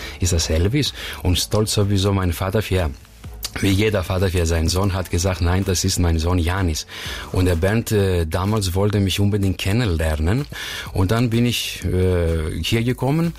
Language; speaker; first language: German; non-native, fluent; Greek